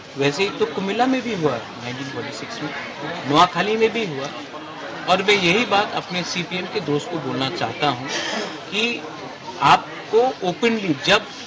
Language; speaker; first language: Hindi; non-native, local second language; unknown